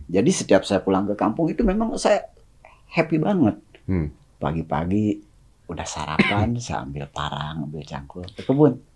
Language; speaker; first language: Indonesian; non-native, local second language; Sundanese